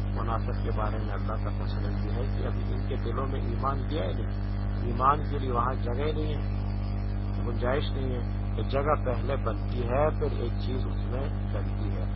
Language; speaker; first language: Urdu; non-native, local second language; Pashto